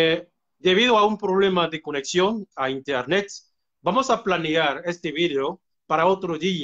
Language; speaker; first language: Spanish; non-native, fluent; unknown